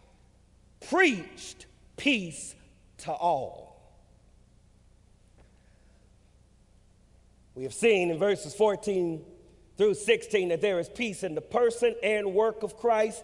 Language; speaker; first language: English; native; English